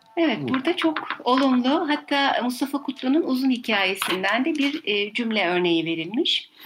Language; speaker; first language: Turkish; native; Turkish